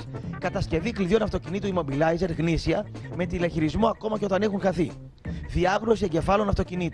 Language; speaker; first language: Greek; native; Greek